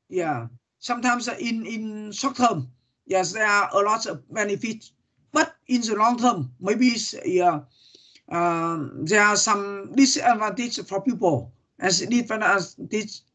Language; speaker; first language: English; non-native, learner; Vietnamese